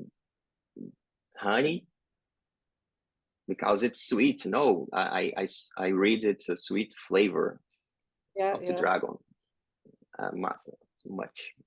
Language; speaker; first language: English; non-native, learner; Portuguese